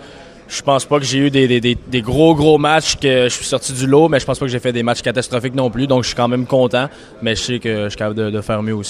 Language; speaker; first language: French; native; French